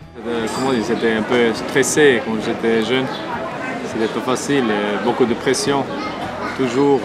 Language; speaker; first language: French; non-native, fluent; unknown